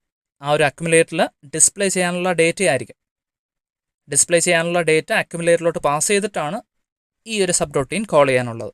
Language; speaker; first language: Malayalam; native; Malayalam